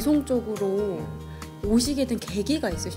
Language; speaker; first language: Korean; native; Korean